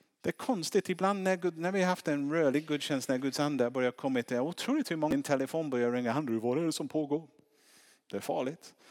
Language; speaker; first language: Swedish; non-native, fluent; English